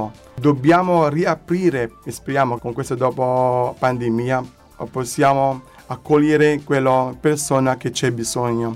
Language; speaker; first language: Italian; non-native, learner; Filipino